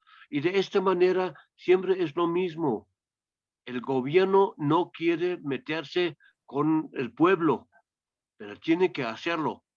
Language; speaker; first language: Spanish; non-native, fluent; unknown